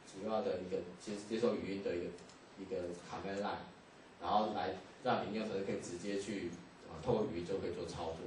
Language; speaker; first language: Chinese; native; Chinese